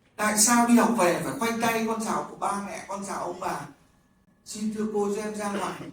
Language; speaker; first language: Vietnamese; native; Vietnamese